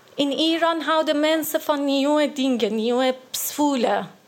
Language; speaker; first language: Dutch; non-native, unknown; Persian